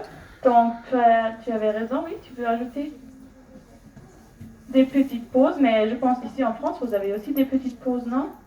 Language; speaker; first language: French; non-native, fluent; German